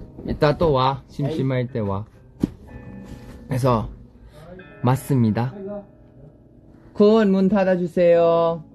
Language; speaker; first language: Korean; non-native, fluent; Thai